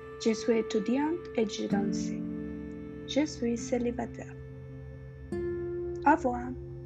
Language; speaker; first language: French; non-native, learner; Spanish